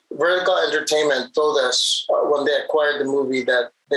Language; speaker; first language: English; non-native, local second language; Hiligaynon